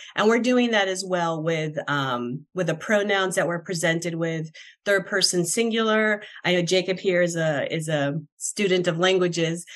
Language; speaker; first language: English; non-native, fluent; Spanish